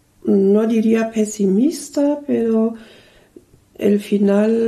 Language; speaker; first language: Spanish; early bilingual, other home language; German